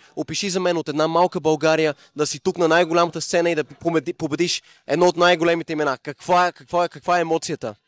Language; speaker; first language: Bulgarian; native; Bulgarian